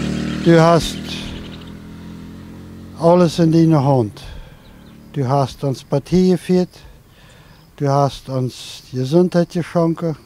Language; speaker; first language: German; non-native, local second language; Plautdietsch